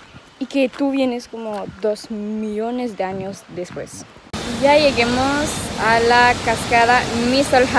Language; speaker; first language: Spanish; non-native, fluent; French